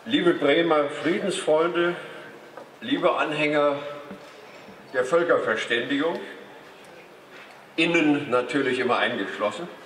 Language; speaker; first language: German; native; German